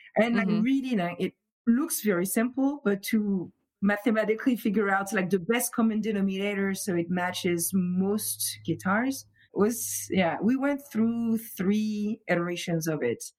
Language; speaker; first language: English; non-native, fluent; French